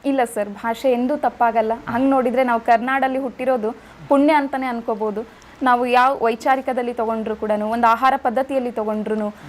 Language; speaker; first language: Kannada; native; Kannada